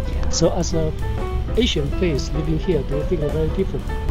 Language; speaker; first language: English; non-native, learner; Chinese